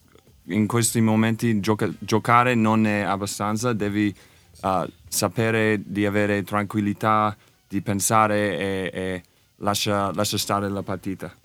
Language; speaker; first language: Italian; non-native, learner; English